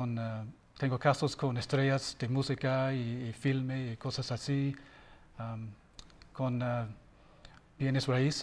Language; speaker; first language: Spanish; non-native, learner; English